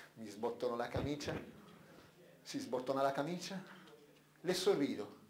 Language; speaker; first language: Italian; native; Italian